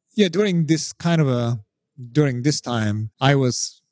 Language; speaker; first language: English; non-native, fluent; Japanese